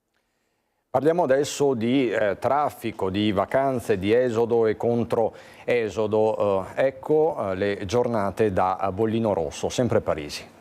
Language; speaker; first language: Italian; native; Italian